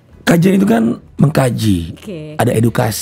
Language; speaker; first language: Indonesian; native; Indonesian